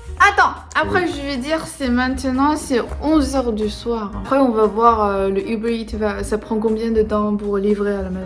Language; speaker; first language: French; non-native, learner; Chinese